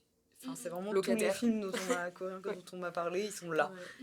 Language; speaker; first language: French; native; French